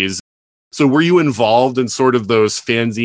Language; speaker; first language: English; native; English